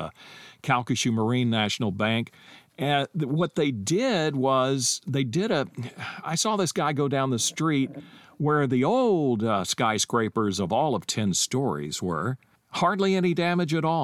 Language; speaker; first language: English; native; English